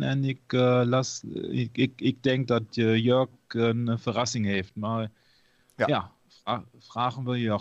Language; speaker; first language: Dutch; non-native, learner; German